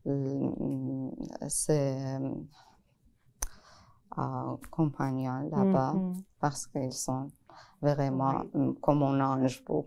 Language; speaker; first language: French; non-native, learner; Persian